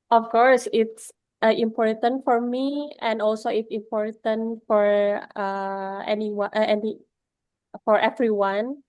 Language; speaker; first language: English; non-native, learner; Indonesian